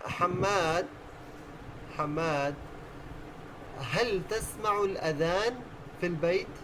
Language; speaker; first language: Arabic; non-native, fluent; Urdu